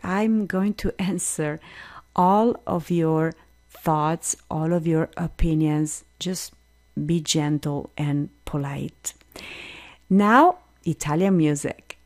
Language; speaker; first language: English; non-native, fluent; Italian